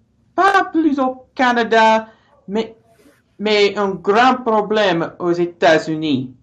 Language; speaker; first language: French; non-native, learner; English